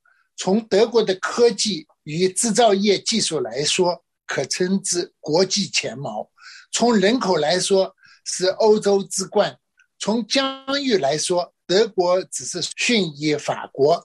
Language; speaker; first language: Chinese; native; Chinese